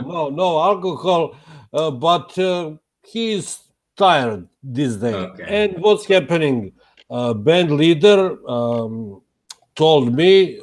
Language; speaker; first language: English; non-native, learner; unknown